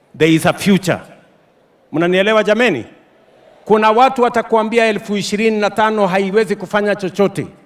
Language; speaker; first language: Swahili; non-native, local second language; Kalenjin